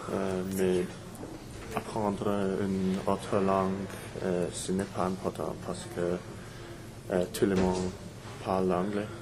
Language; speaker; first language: French; non-native, learner; English